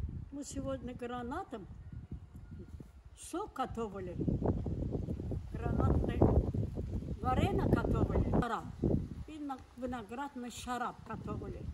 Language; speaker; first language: Russian; non-native, learner; Azerbaijani